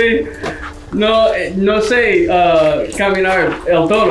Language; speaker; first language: Spanish; non-native, learner; English